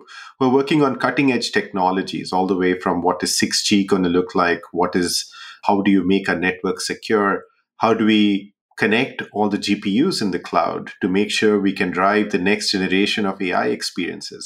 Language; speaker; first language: English; non-native, local second language; Hindi